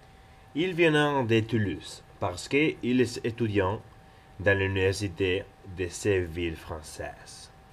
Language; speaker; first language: French; non-native, learner; Spanish